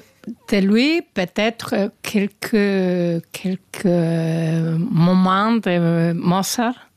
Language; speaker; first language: French; non-native, fluent; Spanish